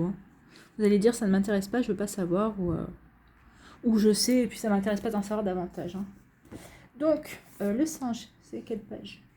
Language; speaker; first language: French; native; French